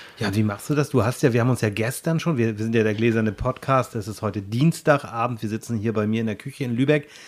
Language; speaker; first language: German; native; German